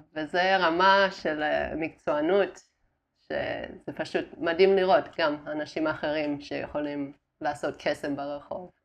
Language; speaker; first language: Hebrew; non-native, fluent; Italian